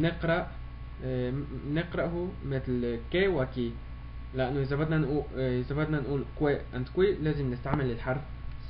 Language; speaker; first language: Arabic; early bilingual, heritage; Arabic